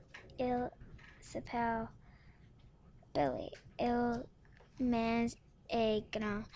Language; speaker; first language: French; non-native, learner; English